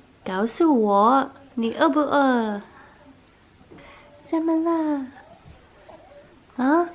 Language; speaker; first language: Chinese; non-native, learner; English